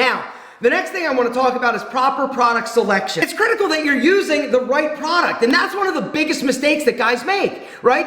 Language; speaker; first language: English; native; English